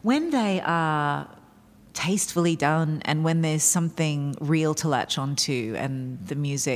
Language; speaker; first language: English; native; English